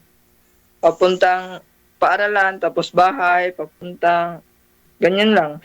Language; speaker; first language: Filipino; non-native, local second language; Cebuano